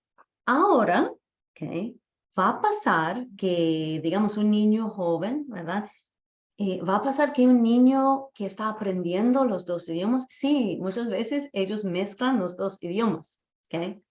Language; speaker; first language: Spanish; non-native, fluent; English